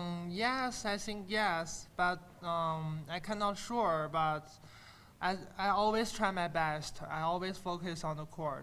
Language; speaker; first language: English; non-native, learner; Chinese